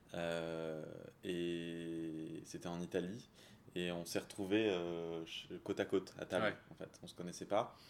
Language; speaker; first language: French; native; French